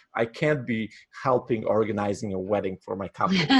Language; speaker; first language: English; non-native, fluent; Polish